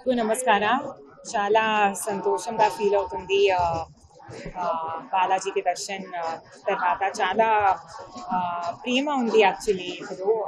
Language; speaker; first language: Telugu; non-native, learner; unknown